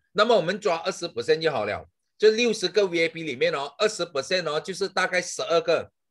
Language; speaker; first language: Chinese; native; Chinese